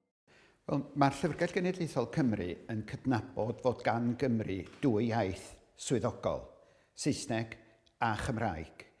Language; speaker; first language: Welsh; native; Welsh